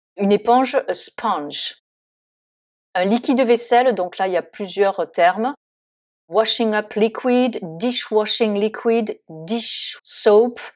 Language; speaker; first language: French; native; French